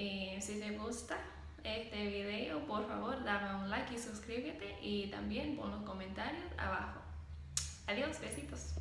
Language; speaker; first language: Spanish; non-native, fluent; English